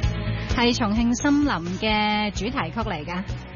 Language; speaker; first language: Cantonese; native; Cantonese